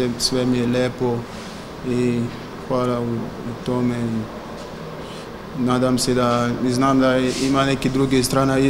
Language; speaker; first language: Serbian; non-native, learner; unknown